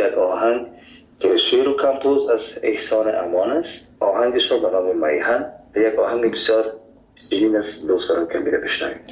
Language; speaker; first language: Persian; early bilingual, heritage; Persian